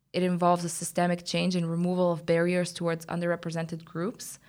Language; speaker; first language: English; non-native, fluent; Bulgarian